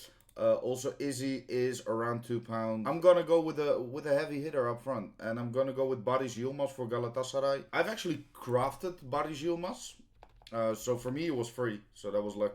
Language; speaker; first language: English; non-native, fluent; Dutch